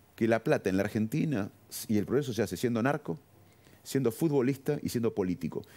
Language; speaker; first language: Spanish; native; Spanish